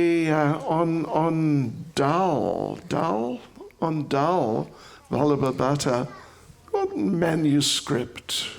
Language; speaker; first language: Russian; non-native, learner; English